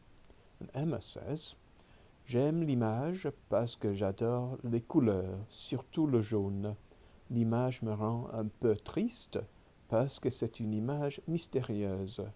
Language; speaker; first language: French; non-native, fluent; English